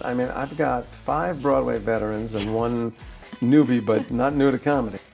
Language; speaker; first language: English; native; English